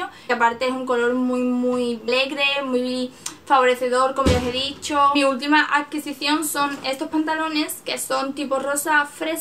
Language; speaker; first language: Spanish; native; Spanish